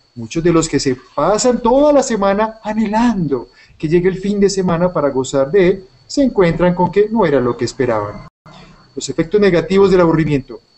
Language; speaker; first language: Spanish; native; Spanish